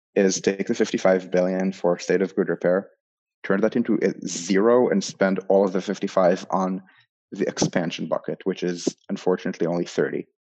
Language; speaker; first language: English; non-native, fluent; Hebrew